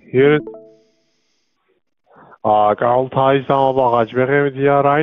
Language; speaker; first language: German; non-native, learner; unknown